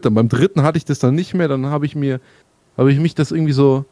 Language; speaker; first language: German; native; German